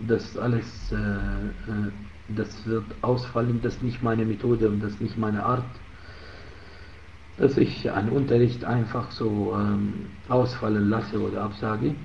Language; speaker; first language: German; non-native, fluent; Arabic